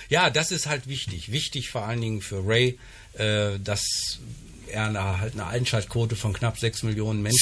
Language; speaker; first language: German; native; German